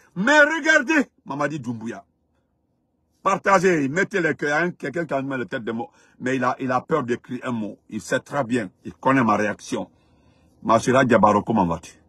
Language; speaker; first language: French; non-native, local second language; Fula